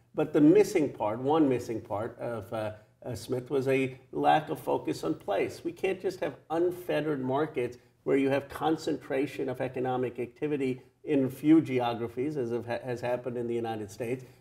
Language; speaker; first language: English; native; English